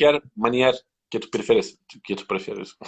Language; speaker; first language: Spanish; non-native, learner; Turkish